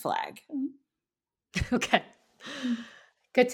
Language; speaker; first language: English; early bilingual, other home language; Vietnamese